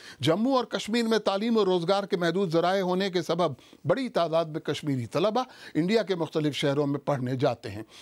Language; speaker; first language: Urdu; native; Urdu